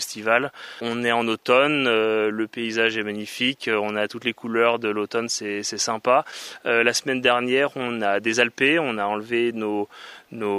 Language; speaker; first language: French; native; French